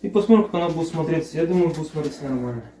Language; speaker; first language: Russian; native; Russian